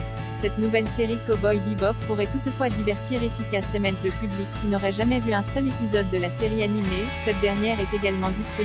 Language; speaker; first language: French; native; French